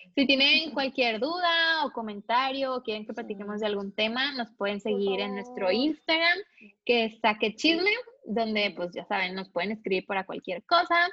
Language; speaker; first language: Spanish; native; Spanish